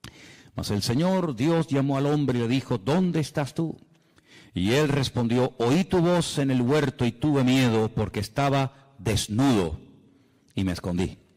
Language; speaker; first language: Spanish; native; Spanish